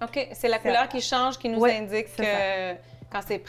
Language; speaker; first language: French; native; French